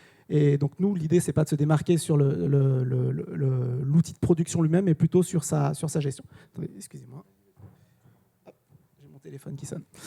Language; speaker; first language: French; native; French